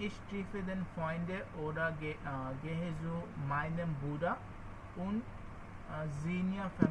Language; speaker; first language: German; non-native, learner; Bangla